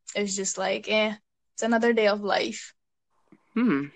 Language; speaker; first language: English; early bilingual, other home language; Bangla